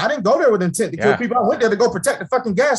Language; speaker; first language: English; native; English